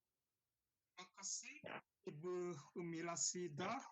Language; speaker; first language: Indonesian; non-native, learner; Japanese